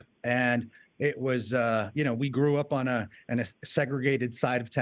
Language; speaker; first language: English; native; English